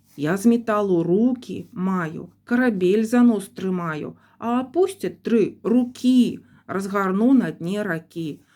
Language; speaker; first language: Belarusian; non-native, local second language; Russian